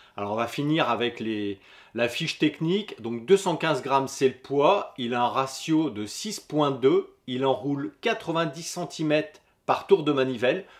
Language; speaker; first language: French; native; French